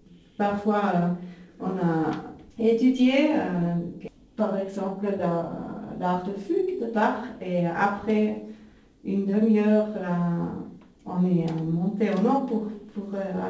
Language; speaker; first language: French; non-native, local second language; German